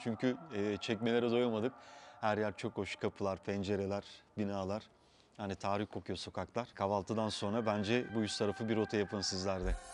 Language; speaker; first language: Turkish; native; Turkish